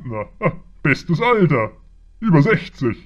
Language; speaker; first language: German; native; German